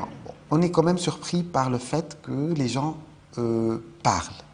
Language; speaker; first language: French; non-native, local second language; Arabic